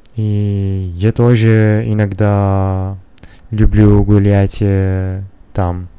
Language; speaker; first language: Russian; non-native, learner; Italian